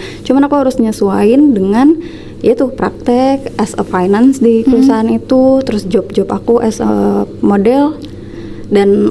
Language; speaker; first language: Indonesian; native; Indonesian